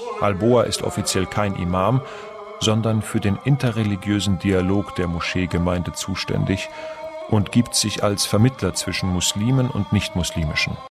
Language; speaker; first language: German; non-native, fluent; Persian